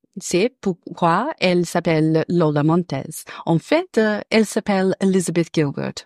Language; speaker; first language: French; non-native, learner; English